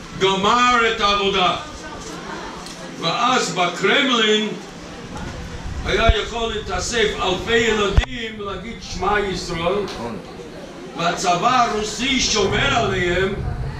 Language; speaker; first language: Hebrew; non-native, fluent; English